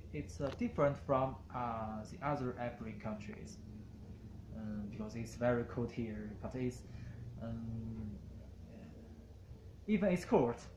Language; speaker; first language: English; non-native, learner; Chinese